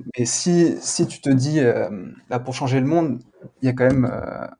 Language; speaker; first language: French; native; French